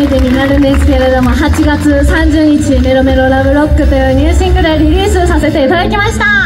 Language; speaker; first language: Japanese; native; Japanese